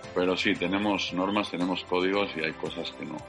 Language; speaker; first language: Spanish; native; Spanish